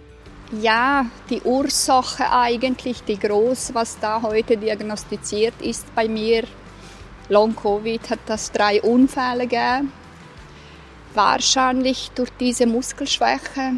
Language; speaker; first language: German; non-native, fluent; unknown